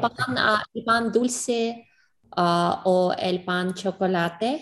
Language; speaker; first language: Spanish; non-native, learner; English